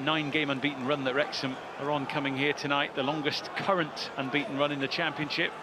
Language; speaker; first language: English; native; English